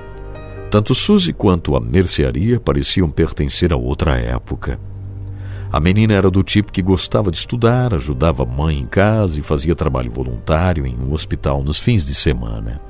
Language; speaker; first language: Portuguese; native; Portuguese